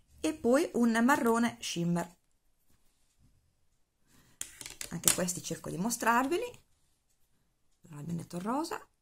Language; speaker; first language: Italian; native; Italian